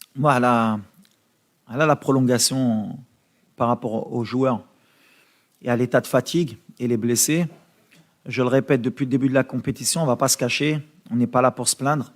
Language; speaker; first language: French; native; French